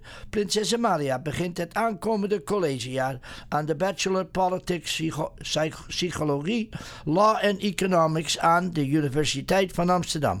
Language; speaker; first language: Dutch; native; Dutch